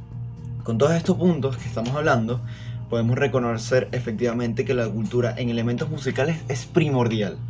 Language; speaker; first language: Spanish; native; Spanish